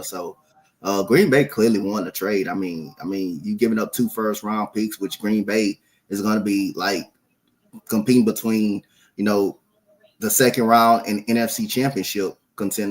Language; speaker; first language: English; native; English